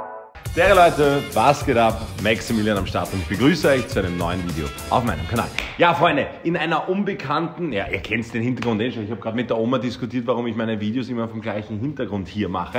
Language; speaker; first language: German; native; German